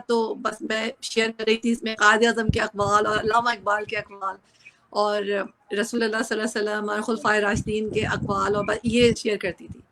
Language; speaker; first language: Urdu; native; Urdu